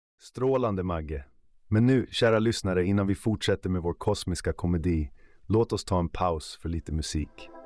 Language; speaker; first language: Swedish; native; Swedish